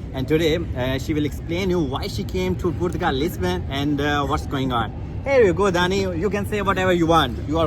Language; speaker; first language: English; non-native, learner; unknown